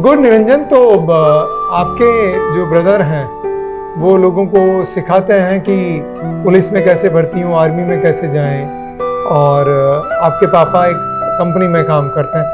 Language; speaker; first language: Hindi; native; Hindi